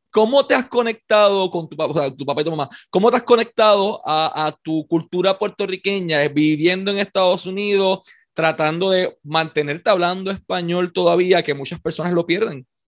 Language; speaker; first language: Spanish; native; Spanish